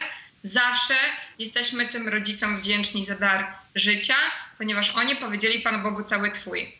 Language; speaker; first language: Polish; native; Polish